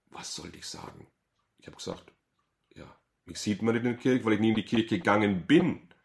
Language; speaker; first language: German; native; German